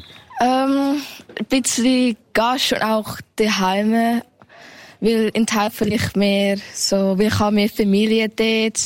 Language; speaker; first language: German; early bilingual, heritage; Thai